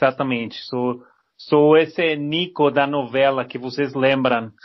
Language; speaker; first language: Portuguese; non-native, learner; Spanish